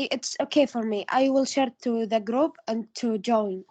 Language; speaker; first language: English; non-native, learner; Arabic